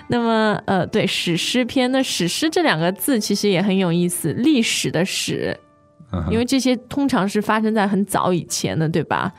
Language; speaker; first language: Chinese; native; Chinese